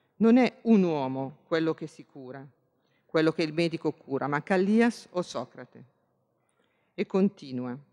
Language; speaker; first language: Italian; native; Italian